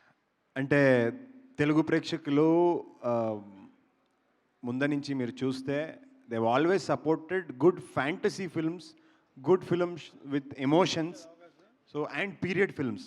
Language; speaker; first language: Telugu; non-native, local second language; Kannada